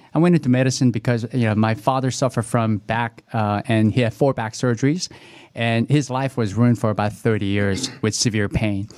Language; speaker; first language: English; early bilingual, other home language; Korean